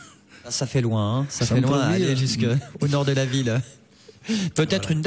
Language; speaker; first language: French; native; French